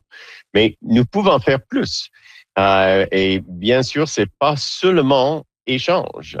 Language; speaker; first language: French; non-native, learner; English